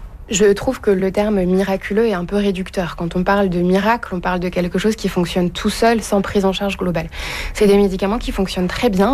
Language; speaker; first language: French; native; French